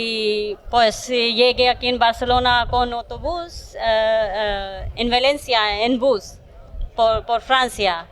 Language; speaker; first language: Spanish; non-native, learner; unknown